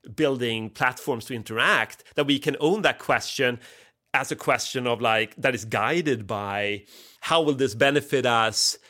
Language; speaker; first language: English; non-native, fluent; Swedish